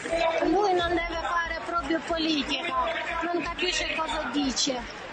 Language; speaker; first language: Italian; non-native, fluent; Ukrainian